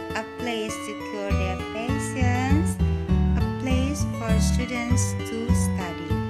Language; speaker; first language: English; non-native, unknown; Indonesian